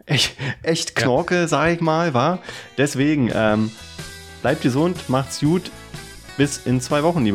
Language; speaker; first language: German; native; German